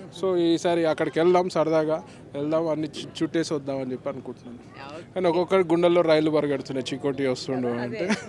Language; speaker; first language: Telugu; native; Telugu